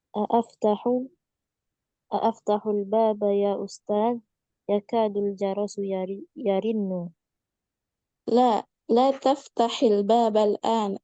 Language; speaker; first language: Arabic; non-native, learner; Indonesian